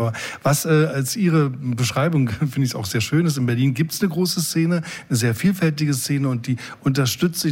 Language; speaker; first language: German; native; German